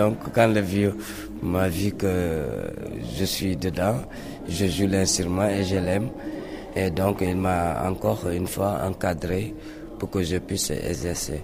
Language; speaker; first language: French; non-native, local second language; Mandingo